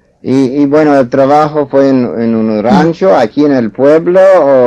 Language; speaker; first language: Spanish; non-native, fluent; English